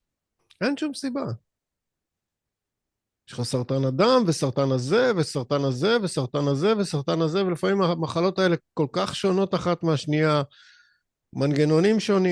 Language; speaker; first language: Hebrew; native; Hebrew